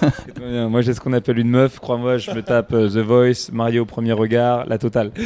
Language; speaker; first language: French; native; French